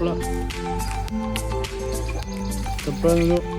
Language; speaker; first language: French; native; French